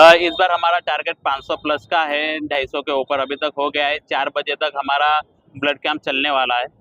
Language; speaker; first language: Hindi; non-native, local second language; Marathi